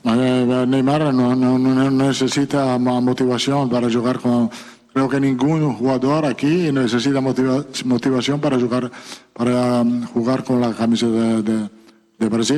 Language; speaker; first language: Spanish; non-native, fluent; Italian